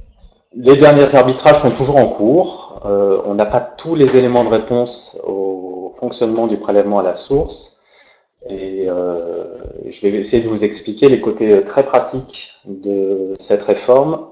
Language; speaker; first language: French; native; French